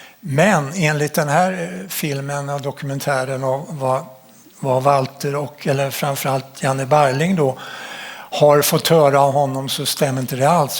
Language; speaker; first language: Swedish; native; Swedish